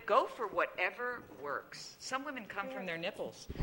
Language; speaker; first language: English; native; English